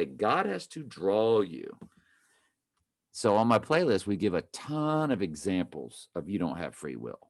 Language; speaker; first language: English; native; English